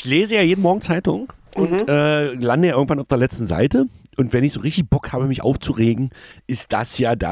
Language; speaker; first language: German; native; German